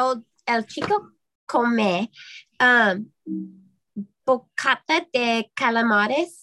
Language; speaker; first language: Spanish; non-native, learner; English